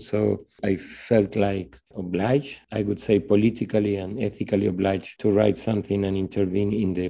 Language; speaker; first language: English; non-native, fluent; Spanish